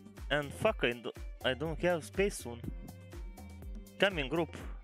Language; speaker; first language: English; non-native, learner; Lithuanian